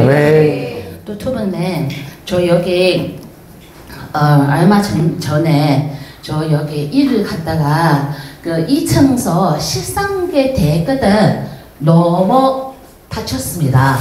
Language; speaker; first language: Korean; non-native, learner; Chinese